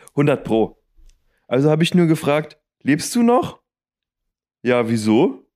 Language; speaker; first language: German; native; German